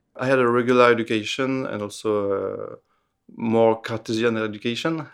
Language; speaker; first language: English; non-native, fluent; French